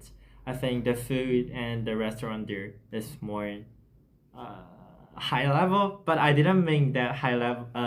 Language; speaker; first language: English; non-native, learner; Chinese